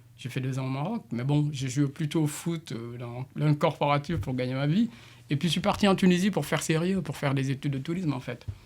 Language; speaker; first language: French; non-native, local second language; Jola-Fonyi